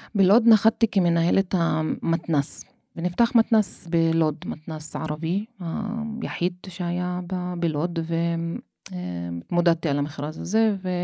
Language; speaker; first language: Hebrew; non-native, local second language; Arabic